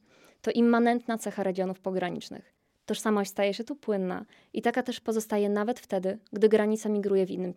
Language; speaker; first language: Polish; native; Polish